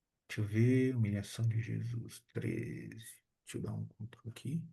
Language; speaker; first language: Portuguese; native; Portuguese